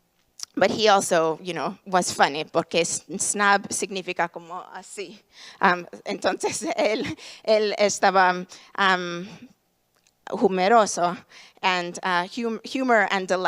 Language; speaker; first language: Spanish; non-native, learner; English